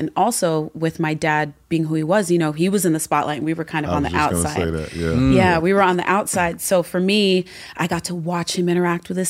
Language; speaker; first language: English; native; English